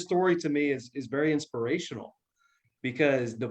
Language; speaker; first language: English; native; English